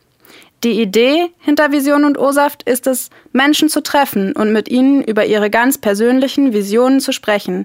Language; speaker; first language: German; native; German